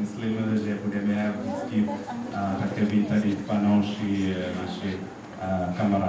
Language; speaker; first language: Czech; non-native, learner; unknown